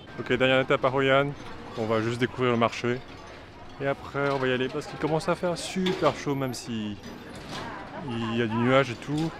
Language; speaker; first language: French; early bilingual, other home language; Chinese